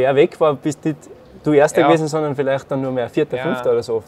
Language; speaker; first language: German; native; German